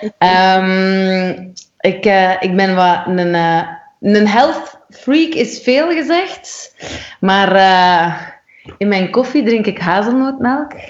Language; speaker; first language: Dutch; native; Dutch